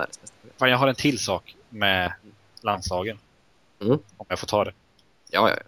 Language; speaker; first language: Swedish; native; Swedish